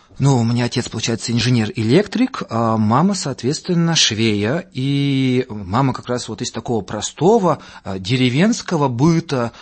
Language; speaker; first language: Russian; non-native, local second language; Latvian